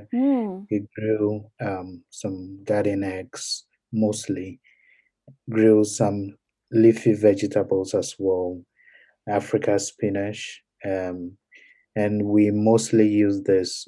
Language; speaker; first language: English; non-native, local second language; Ewe